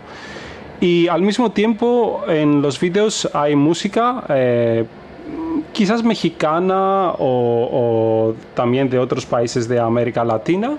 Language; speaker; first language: Spanish; non-native, fluent; Greek